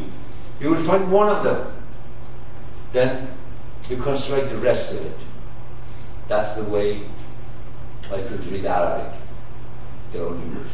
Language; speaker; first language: English; non-native, fluent; Persian